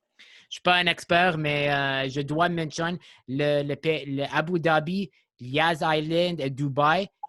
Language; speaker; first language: French; non-native, local second language; English